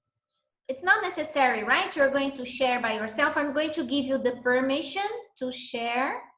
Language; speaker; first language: English; non-native, fluent; Portuguese